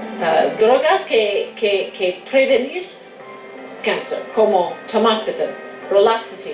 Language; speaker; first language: Spanish; non-native, fluent; English